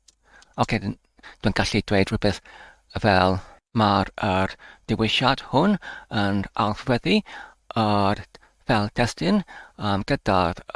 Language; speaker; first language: Welsh; non-native, learner; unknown